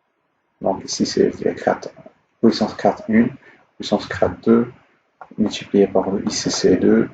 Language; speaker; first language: French; non-native, local second language; Arabic